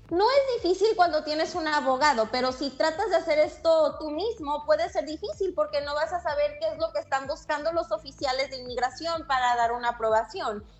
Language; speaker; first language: Spanish; early bilingual, heritage; Spanish